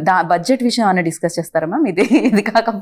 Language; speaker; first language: Telugu; native; Telugu